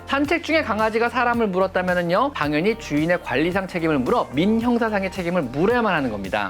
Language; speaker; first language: Korean; native; Korean